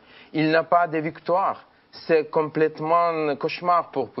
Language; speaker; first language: French; non-native, fluent; Ukrainian